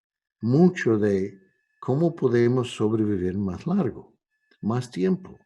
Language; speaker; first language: Spanish; non-native, fluent; English